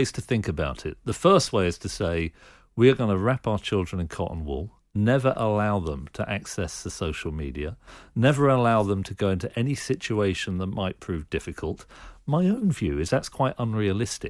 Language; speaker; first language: English; native; English